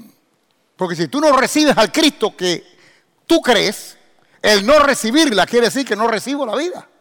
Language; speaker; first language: Spanish; native; Spanish